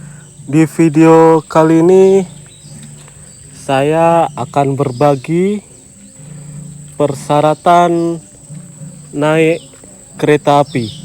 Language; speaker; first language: Indonesian; non-native, fluent; Japanese